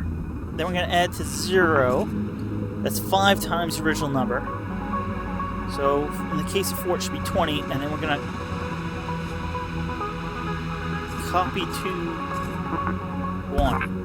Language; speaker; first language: English; native; English